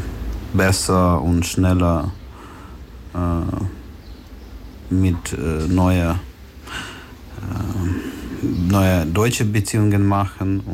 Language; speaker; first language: German; non-native, learner; Ukrainian